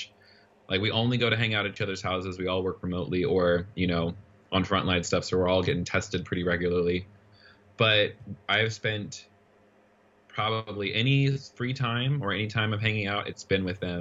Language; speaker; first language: English; native; English